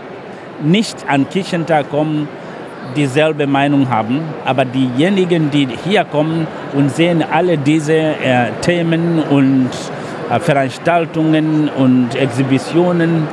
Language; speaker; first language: German; non-native, fluent; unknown